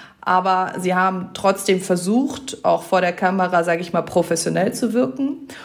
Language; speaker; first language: German; early bilingual, other home language; Persian